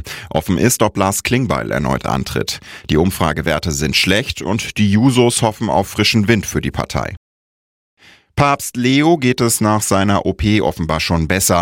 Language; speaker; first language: German; native; German